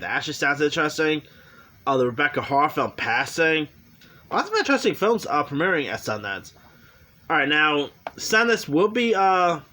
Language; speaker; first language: English; native; English